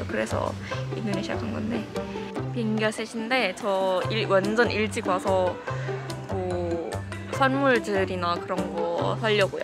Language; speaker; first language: Korean; early bilingual, heritage; Indonesian